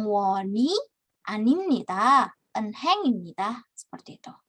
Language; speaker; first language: Korean; non-native, fluent; Indonesian